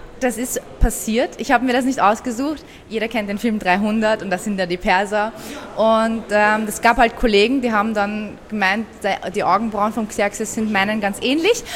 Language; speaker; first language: German; early bilingual, other home language; Persian